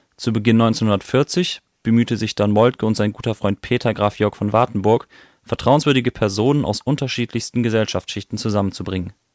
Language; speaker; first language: German; native; German